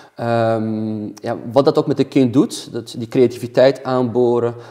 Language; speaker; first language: Dutch; native; Dutch